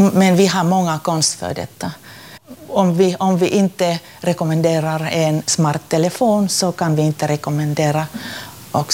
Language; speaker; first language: Swedish; non-native, local second language; Finnish